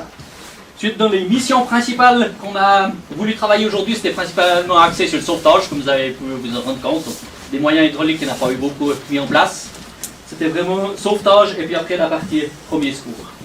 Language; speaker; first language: French; native; French